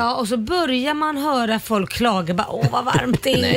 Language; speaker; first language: Swedish; native; Swedish